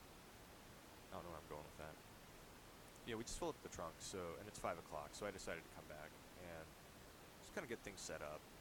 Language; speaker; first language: English; native; English